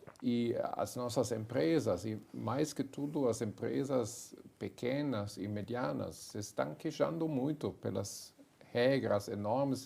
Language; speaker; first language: Portuguese; non-native, fluent; German